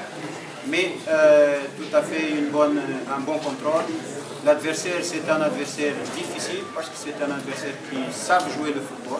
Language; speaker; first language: French; non-native, fluent; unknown